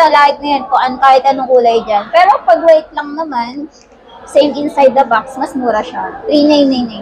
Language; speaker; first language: Filipino; native; Filipino